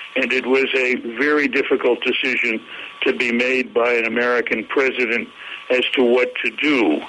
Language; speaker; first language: English; native; English